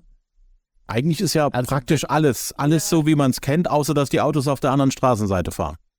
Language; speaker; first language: German; native; German